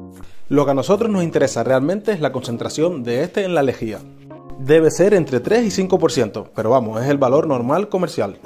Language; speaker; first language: Spanish; native; Spanish